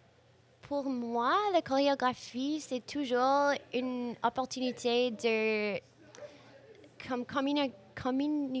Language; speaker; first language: French; non-native, local second language; English